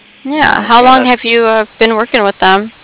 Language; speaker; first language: English; native; English